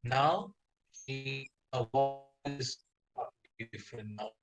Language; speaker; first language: English; non-native, local second language; Malayalam